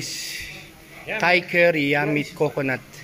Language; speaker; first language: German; non-native, fluent; Filipino